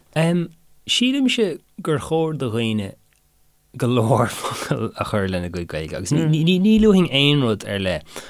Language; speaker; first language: Irish; non-native, local second language; English